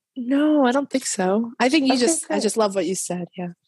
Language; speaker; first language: English; early bilingual, other home language; Spanish